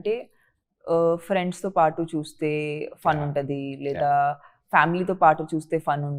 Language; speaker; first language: Telugu; non-native, fluent; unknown